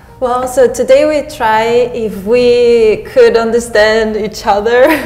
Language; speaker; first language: English; non-native, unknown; Spanish